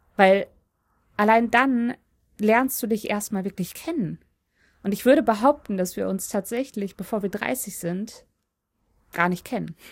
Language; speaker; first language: German; early bilingual, other home language; Polish